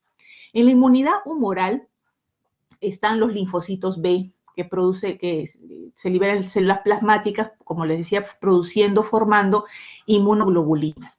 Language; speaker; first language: Spanish; native; Spanish